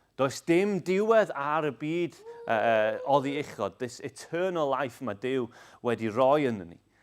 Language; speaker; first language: Welsh; non-native, local second language; English